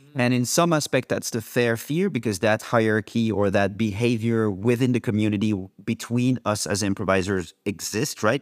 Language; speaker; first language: English; non-native, fluent; French